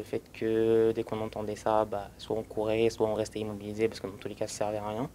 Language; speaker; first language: French; early bilingual, other home language; Arabic